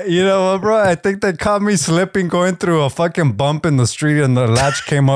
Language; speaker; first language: English; early bilingual, other home language; Spanish